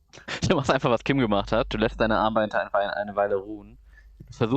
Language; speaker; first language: German; native; German